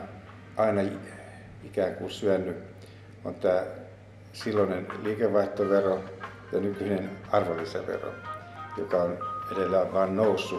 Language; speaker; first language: Finnish; native; Finnish